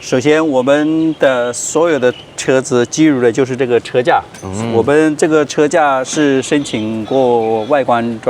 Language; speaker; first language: Chinese; native; Chinese